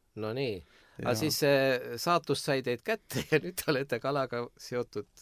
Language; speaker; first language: Estonian; native; Estonian